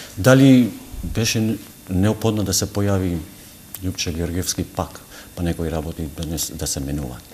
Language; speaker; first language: Macedonian; non-native, local second language; Albanian